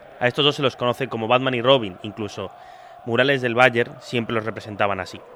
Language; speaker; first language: Spanish; native; Spanish